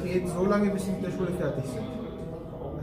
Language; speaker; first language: German; early bilingual, other home language; Turkish